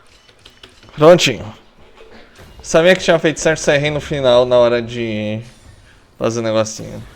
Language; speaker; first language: Portuguese; native; Portuguese